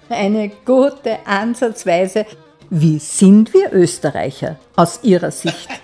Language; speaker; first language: German; native; German